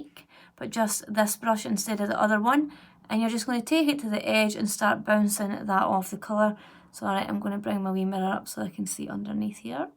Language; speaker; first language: English; native; English